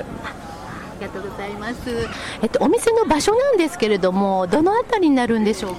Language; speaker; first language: Japanese; native; Japanese